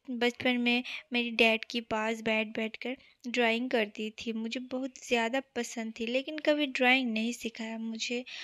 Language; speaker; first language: Hindi; non-native, local second language; Bangla